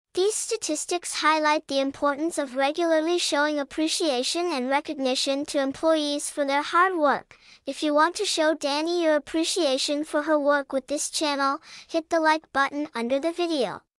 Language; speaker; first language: English; non-native, fluent; Bulgarian